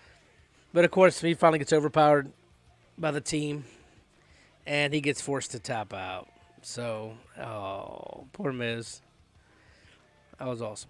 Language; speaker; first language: English; native; English